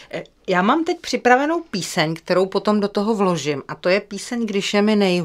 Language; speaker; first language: Czech; native; Czech